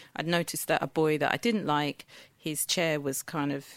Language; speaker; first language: English; early bilingual, other home language; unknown